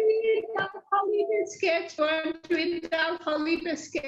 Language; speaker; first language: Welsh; non-native, learner; English